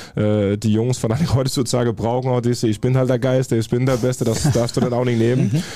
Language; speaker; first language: German; non-native, fluent; Danish